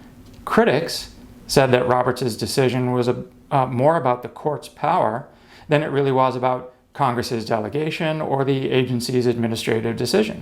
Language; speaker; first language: English; native; English